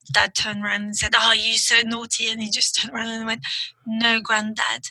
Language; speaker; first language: English; non-native, fluent; French